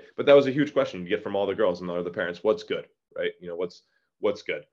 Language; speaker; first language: English; native; English